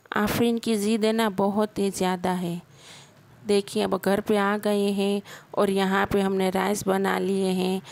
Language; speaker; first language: Hindi; non-native, local second language; Gujarati